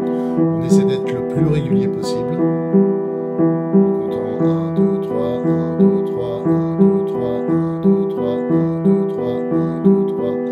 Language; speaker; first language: French; native; French